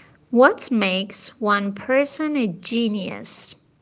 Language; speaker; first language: English; non-native, fluent; Persian